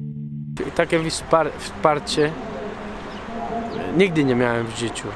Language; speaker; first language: Polish; non-native, learner; Spanish